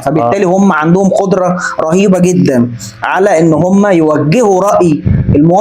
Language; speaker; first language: Arabic; native; Arabic